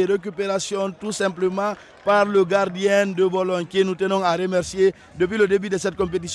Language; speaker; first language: French; non-native, local second language; Fula